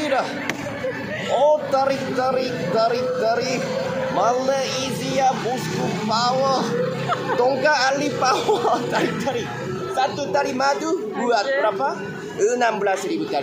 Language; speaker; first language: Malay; non-native, learner; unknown